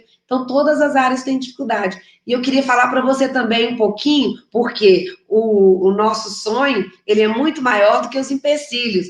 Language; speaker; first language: Portuguese; native; Portuguese